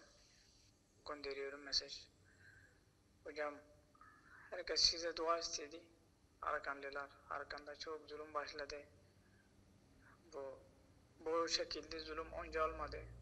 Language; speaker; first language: Turkish; non-native, learner; Rohingya